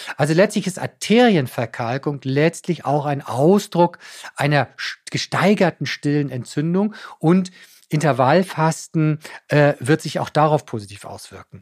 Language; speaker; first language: German; native; German